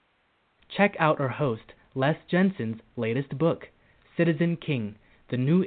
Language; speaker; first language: English; native; English